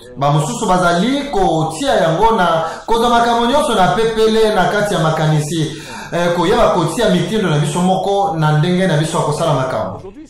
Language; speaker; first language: Lingala; native; Lingala